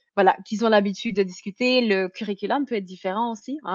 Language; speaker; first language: French; native; French